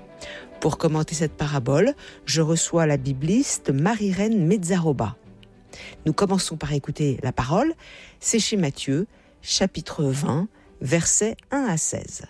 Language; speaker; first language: French; native; French